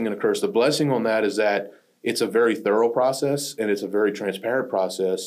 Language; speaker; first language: English; native; English